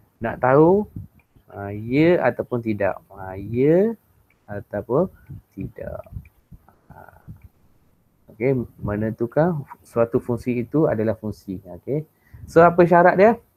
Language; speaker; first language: Malay; native; Malay